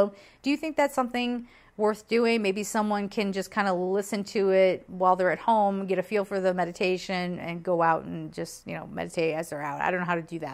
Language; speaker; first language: English; native; English